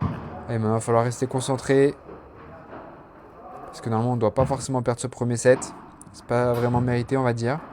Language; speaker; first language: French; native; French